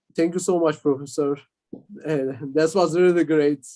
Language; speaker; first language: English; non-native, fluent; Turkish